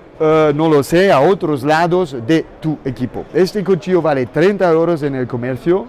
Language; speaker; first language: Spanish; non-native, learner; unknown